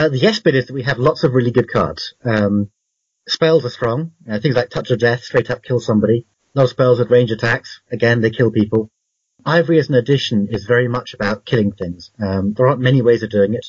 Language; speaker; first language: English; native; English